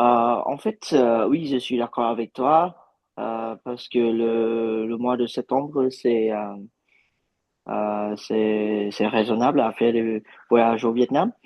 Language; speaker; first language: French; non-native, fluent; Vietnamese